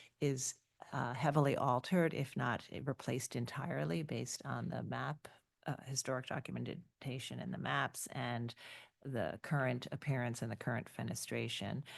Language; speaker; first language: English; native; English